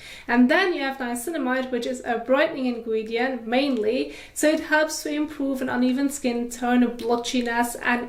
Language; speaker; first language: English; non-native, fluent; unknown